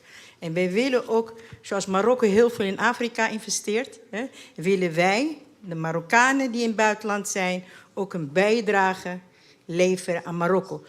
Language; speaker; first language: Dutch; non-native, fluent; Arabic